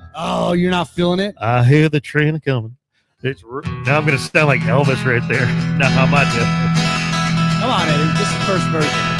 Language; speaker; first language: English; native; English